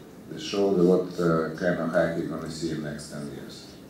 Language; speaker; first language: English; non-native, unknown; Russian